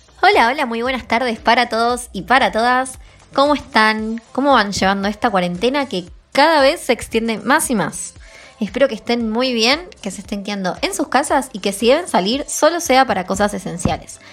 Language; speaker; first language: Spanish; native; Spanish